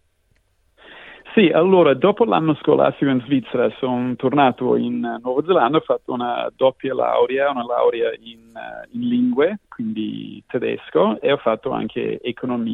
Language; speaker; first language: Italian; non-native, fluent; English